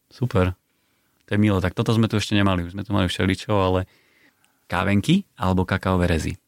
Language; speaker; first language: Slovak; native; Slovak